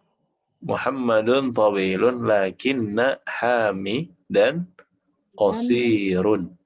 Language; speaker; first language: Arabic; non-native, fluent; Indonesian